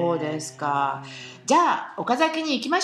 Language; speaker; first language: Japanese; native; Japanese